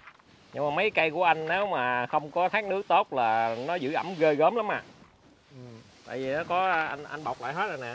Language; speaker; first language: Vietnamese; native; Vietnamese